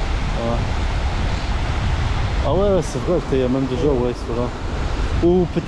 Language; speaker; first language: French; early bilingual, other home language; Polish